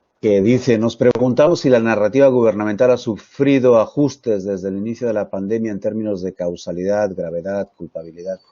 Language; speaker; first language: Spanish; native; Spanish